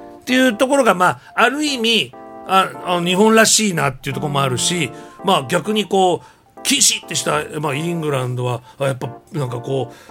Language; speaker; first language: Japanese; native; Japanese